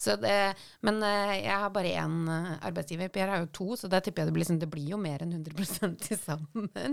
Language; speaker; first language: Norwegian; native; Norwegian